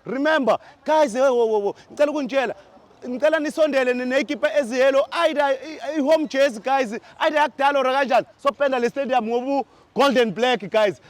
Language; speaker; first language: Zulu; native; Zulu